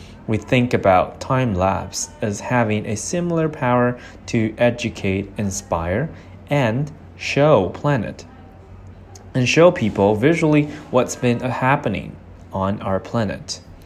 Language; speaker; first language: English; non-native, fluent; Chinese